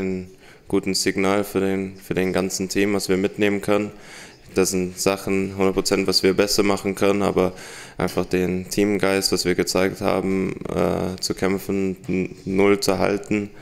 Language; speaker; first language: German; early bilingual, heritage; German